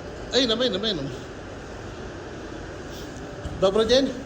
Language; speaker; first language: Russian; non-native, learner; Lithuanian